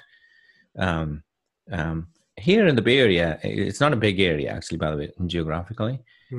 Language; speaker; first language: English; non-native, local second language; Punjabi